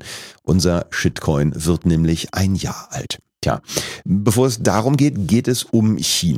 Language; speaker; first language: German; native; German